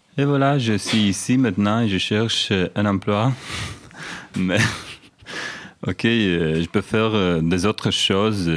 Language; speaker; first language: French; non-native, learner; Romanian